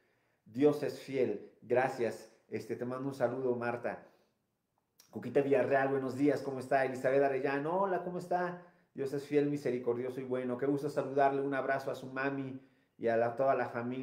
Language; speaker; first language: Spanish; native; Spanish